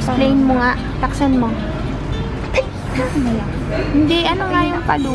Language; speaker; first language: Filipino; native; Filipino